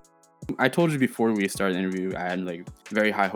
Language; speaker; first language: English; early bilingual, other home language; Chinese